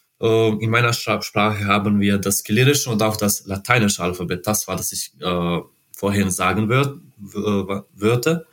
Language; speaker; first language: German; non-native, learner; Serbian